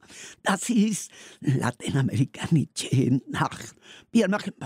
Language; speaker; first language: German; non-native, learner; Spanish